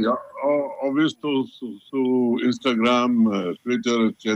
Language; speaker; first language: Italian; non-native, fluent; Hindi